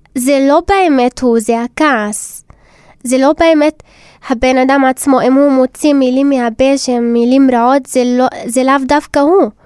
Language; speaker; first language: Hebrew; non-native, local second language; Arabic